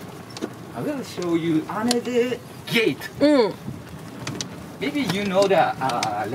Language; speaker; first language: English; non-native, learner; Japanese